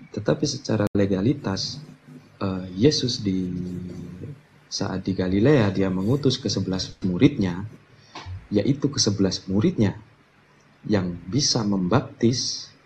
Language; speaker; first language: Indonesian; native; Indonesian